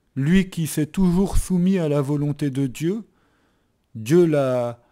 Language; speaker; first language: French; native; French